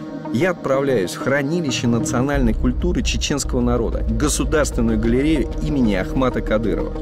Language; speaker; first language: Russian; native; Russian